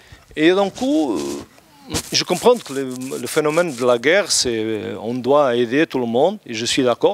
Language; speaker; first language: French; non-native, fluent; Portuguese